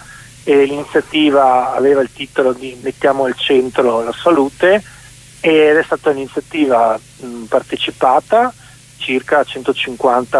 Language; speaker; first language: Italian; native; Italian